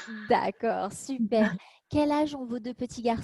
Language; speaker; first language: French; native; French